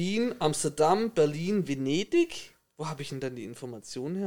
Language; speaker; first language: German; native; German